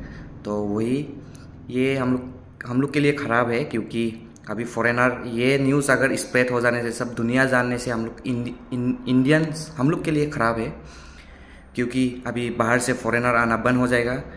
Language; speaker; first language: Hindi; non-native, local second language; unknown